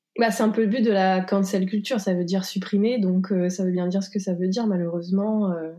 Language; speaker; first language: French; native; French